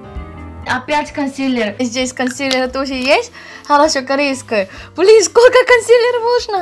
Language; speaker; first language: Russian; non-native, learner; Korean